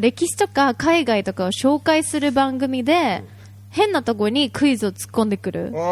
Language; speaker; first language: Japanese; native; Japanese